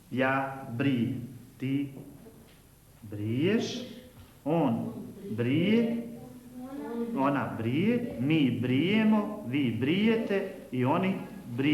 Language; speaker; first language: Bosnian; native; Bosnian